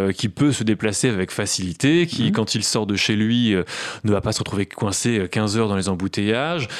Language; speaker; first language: French; native; French